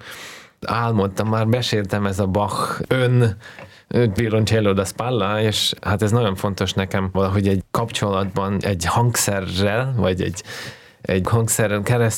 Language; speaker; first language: Hungarian; non-native, fluent; Russian